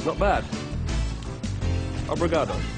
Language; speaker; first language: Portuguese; non-native, learner; English